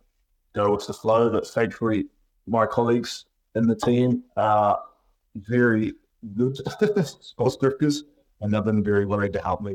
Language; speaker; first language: English; native; English